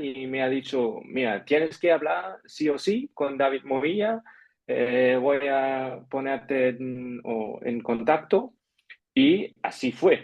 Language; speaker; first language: Spanish; non-native, fluent; German